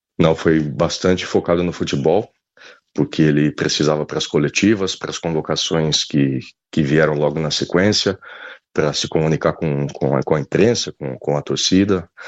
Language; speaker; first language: Portuguese; native; Portuguese